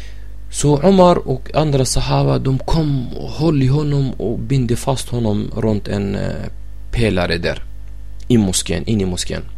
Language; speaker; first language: Swedish; non-native, fluent; Arabic